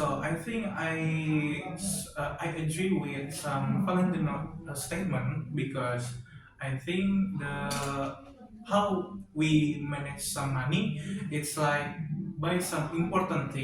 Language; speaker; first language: English; non-native, learner; Indonesian